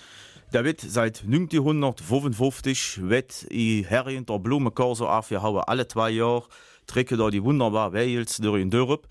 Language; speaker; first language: German; native; German